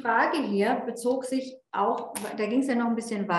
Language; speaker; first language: German; native; German